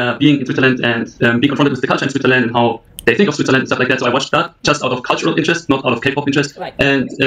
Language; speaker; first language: English; early bilingual, other home language; German